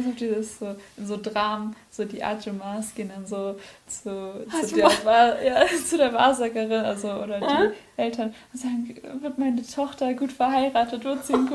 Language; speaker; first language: German; native; German